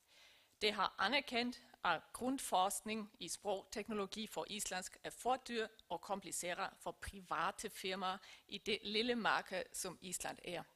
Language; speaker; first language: Danish; non-native, fluent; Icelandic